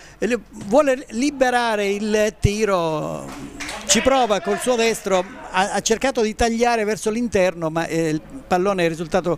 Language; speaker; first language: Italian; native; Italian